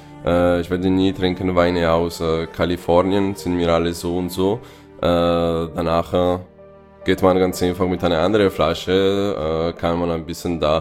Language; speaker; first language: German; non-native, fluent; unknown